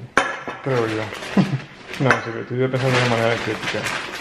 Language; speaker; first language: Spanish; early bilingual, heritage; English